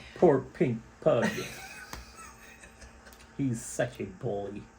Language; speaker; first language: English; native; English